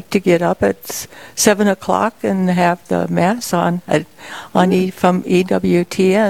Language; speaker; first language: English; native; English